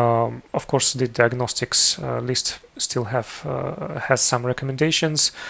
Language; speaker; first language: English; non-native, fluent; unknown